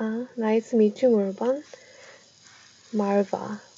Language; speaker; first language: English; non-native, fluent; Korean